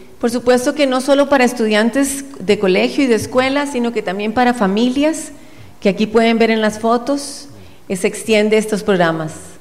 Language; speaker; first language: Spanish; native; Spanish